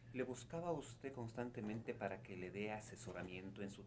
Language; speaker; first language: Spanish; native; Spanish